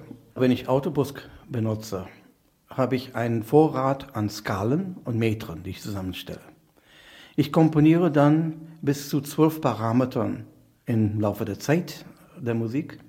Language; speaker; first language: German; non-native, fluent; English